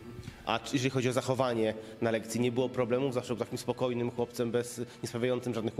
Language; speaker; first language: Polish; native; Polish